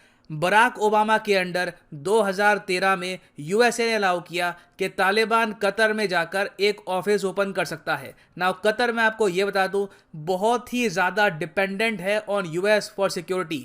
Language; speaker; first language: Hindi; native; Hindi